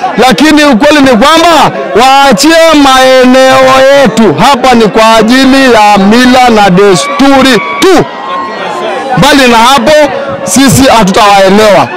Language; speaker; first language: Swahili; non-native, local second language; Masai